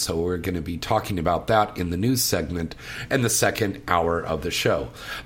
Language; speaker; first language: English; native; English